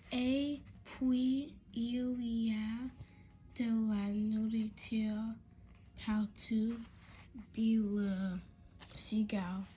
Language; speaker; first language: French; non-native, learner; English